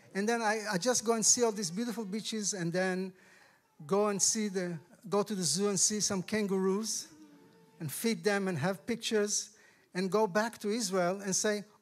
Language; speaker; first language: English; non-native, fluent; Hebrew